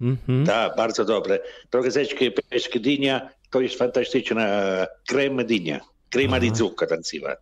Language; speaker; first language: Polish; non-native, learner; Italian